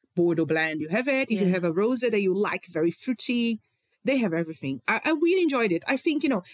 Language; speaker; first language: English; non-native, fluent; Portuguese